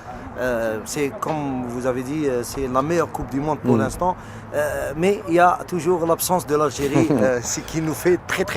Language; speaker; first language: French; non-native, local second language; Arabic